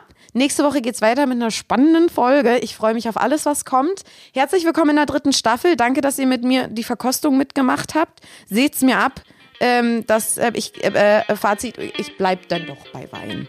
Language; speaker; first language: German; native; German